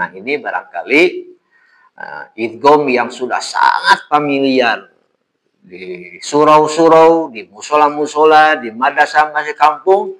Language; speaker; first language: Indonesian; native; Indonesian